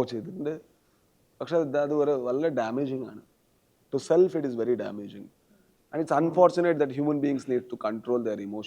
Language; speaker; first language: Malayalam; non-native, learner; Tulu